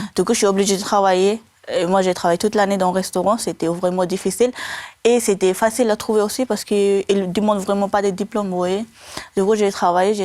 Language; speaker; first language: French; non-native, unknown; Tibetan